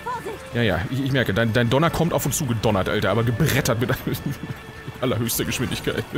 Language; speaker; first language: German; native; German